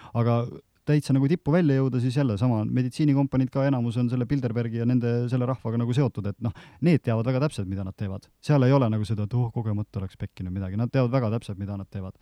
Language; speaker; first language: Estonian; native; Estonian